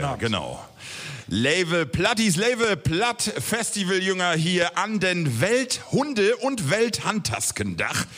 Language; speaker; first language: German; native; German